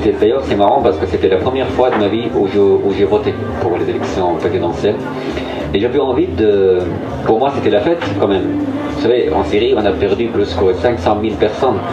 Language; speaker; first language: French; non-native, fluent; Arabic